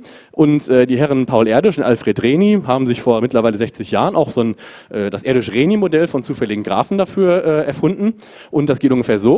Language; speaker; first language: German; native; German